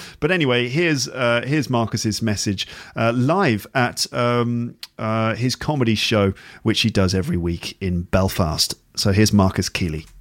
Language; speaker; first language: English; native; English